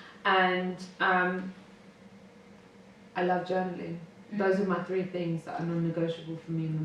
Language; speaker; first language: English; native; English